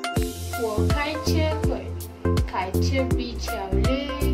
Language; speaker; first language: Chinese; non-native, learner; Malay